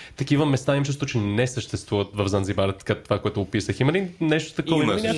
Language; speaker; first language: Bulgarian; early bilingual, heritage; Bulgarian